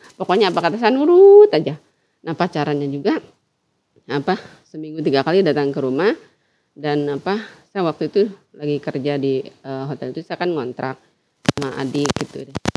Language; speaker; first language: Indonesian; non-native, local second language; Sundanese